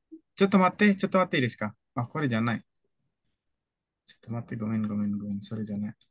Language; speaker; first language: Japanese; non-native, fluent; Indonesian